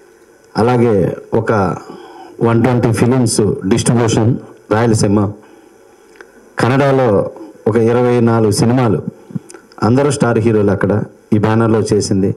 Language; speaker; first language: Telugu; native; Telugu